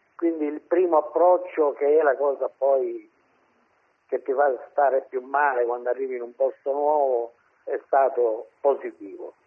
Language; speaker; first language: Italian; native; Italian